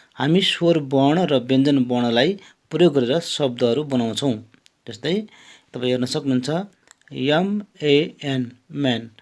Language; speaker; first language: Nepali; native; Nepali